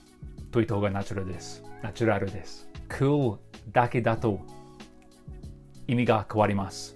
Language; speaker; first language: Japanese; non-native, fluent; English